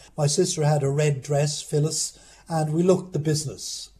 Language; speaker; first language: English; native; English